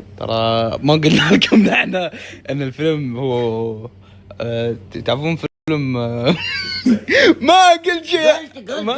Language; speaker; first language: Arabic; native; Arabic